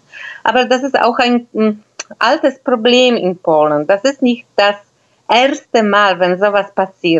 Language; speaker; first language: German; non-native, fluent; Polish